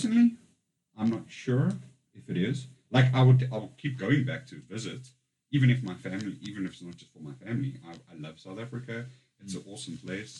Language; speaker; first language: English; native; English